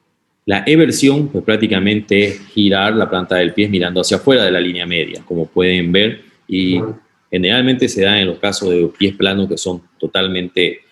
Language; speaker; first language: Spanish; native; Spanish